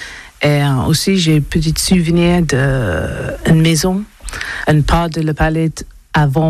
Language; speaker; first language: French; non-native, learner; English